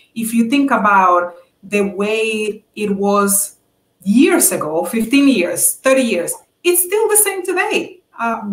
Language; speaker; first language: English; non-native, fluent; Spanish